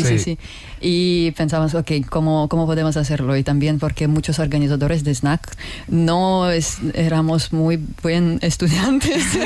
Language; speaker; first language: Spanish; non-native, learner; Russian